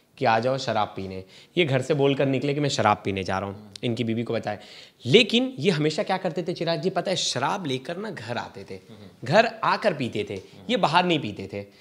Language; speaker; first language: Hindi; native; Hindi